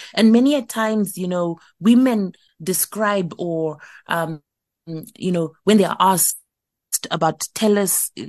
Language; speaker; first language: English; non-native, local second language; Shona